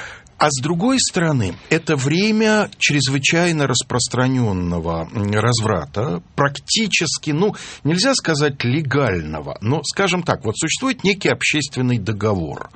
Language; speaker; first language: Russian; native; Russian